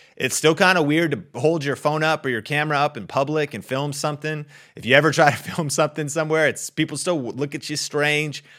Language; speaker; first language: English; native; English